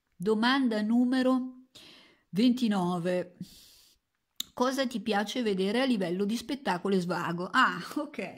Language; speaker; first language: Italian; native; Italian